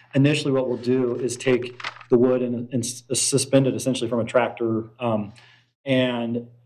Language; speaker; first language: English; native; English